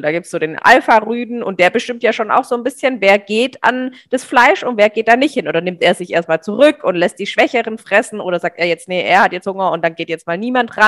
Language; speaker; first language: German; native; German